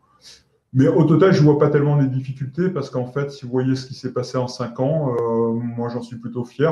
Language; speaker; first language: French; native; French